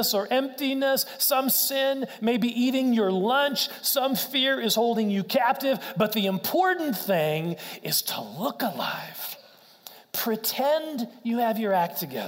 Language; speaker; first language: English; native; English